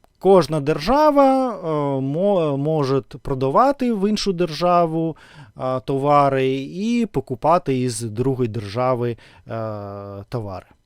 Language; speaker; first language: Ukrainian; non-native, learner; Russian